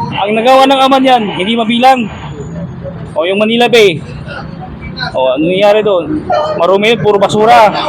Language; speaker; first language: Filipino; native; Filipino